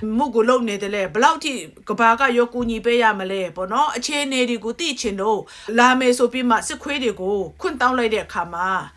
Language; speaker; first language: Burmese; native; Burmese